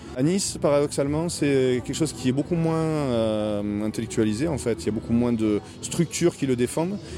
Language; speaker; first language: French; native; French